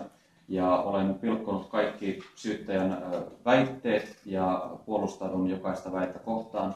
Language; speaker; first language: Finnish; native; Finnish